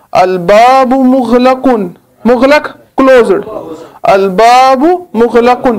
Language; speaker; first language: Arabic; non-native, fluent; Urdu